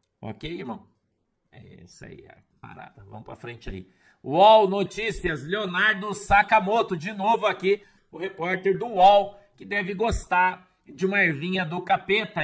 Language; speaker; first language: Portuguese; native; Portuguese